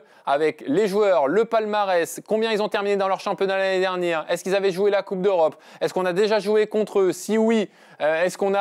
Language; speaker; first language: French; native; French